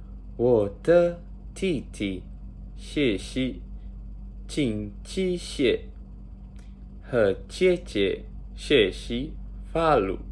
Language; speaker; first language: Chinese; non-native, learner; Indonesian